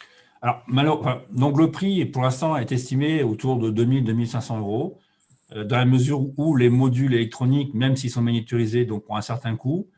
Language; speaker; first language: French; native; French